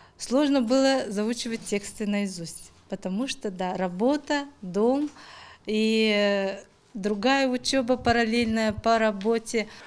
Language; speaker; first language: Russian; native; Russian